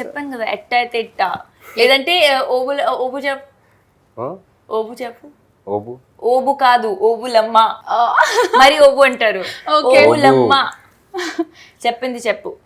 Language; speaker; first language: Telugu; non-native, fluent; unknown